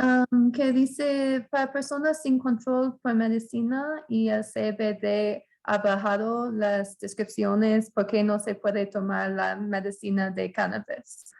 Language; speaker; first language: Spanish; non-native, fluent; English